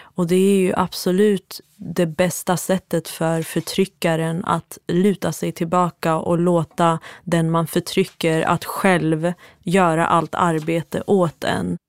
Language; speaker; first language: Swedish; early bilingual, other home language; Central Kurdish